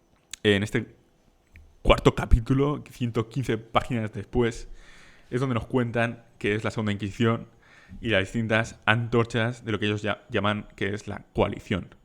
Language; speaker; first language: Spanish; native; Spanish